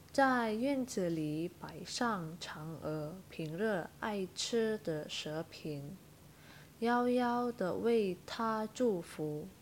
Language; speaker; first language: Chinese; non-native, fluent; Indonesian